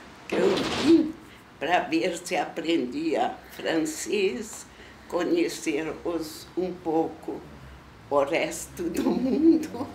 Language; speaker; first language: Portuguese; non-native, fluent; Slovenian